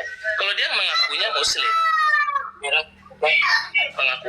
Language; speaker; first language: Indonesian; native; Indonesian